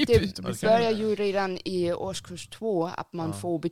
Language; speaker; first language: Swedish; non-native, fluent; German